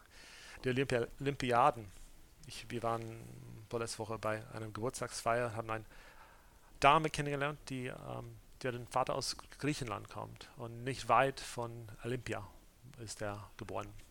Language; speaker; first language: German; non-native, fluent; English